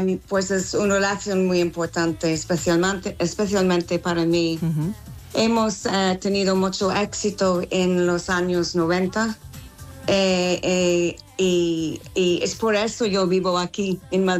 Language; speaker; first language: Spanish; non-native, fluent; English